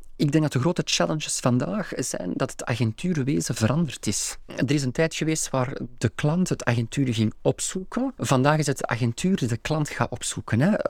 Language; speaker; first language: Dutch; native; Dutch